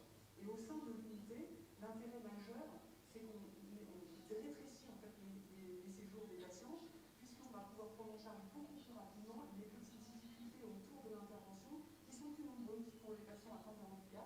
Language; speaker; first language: French; native; French